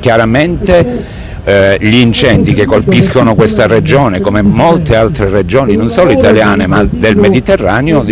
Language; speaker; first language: Italian; native; Italian